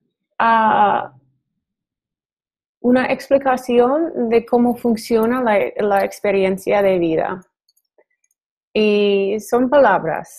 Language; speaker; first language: Spanish; non-native, learner; English